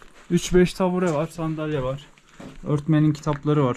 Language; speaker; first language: Turkish; native; Turkish